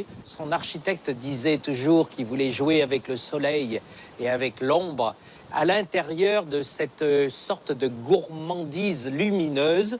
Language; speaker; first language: French; native; French